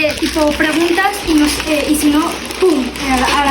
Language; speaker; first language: Spanish; early bilingual, other home language; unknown